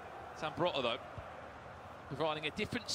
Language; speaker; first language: English; native; English